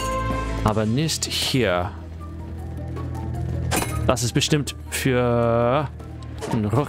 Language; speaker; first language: German; non-native, fluent; English